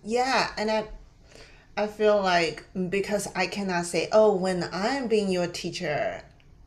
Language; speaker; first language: English; non-native, fluent; Chinese